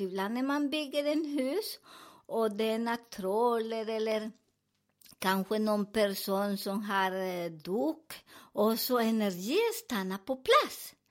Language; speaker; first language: Swedish; non-native, learner; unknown